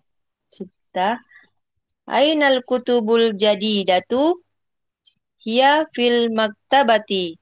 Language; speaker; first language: Arabic; non-native, learner; Indonesian